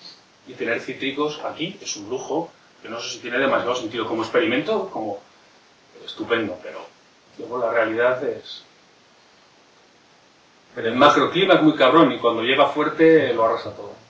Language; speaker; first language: Spanish; native; Spanish